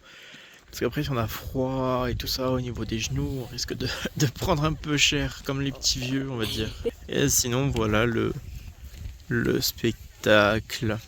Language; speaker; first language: French; native; French